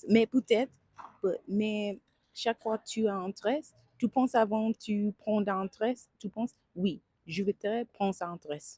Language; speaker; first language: French; non-native, learner; English